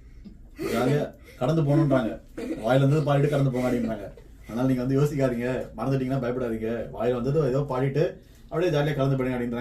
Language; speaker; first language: Tamil; native; Tamil